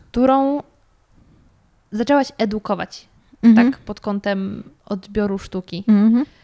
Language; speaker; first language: Polish; native; Polish